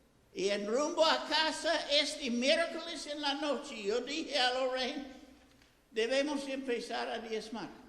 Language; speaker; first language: Spanish; non-native, fluent; English